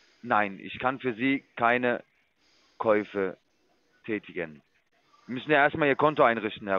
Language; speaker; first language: German; early bilingual, other home language; Turkish